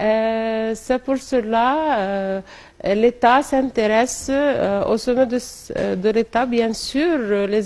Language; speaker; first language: French; non-native, fluent; Arabic